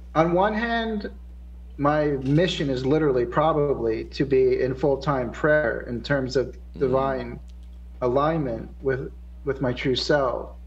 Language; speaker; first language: English; native; English